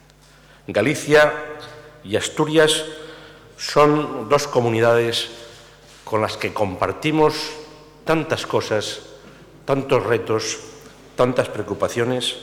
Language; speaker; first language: Spanish; native; Spanish